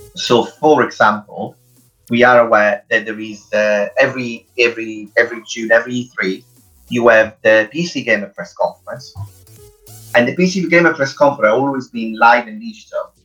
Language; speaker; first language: English; non-native, fluent; Italian